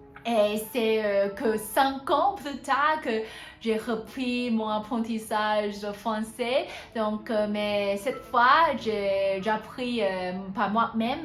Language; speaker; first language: French; non-native, fluent; Hakka Chinese